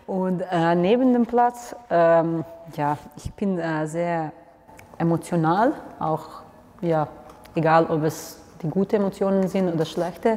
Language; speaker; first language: German; non-native, fluent; Serbian